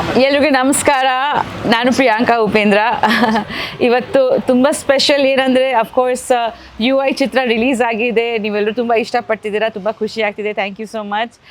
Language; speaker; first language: Kannada; non-native, fluent; Bangla